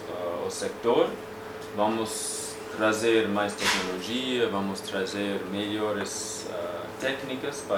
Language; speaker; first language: Portuguese; non-native, fluent; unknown